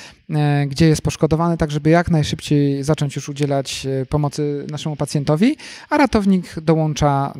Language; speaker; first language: Polish; native; Polish